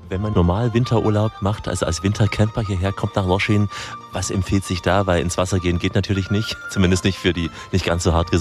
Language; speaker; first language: German; native; German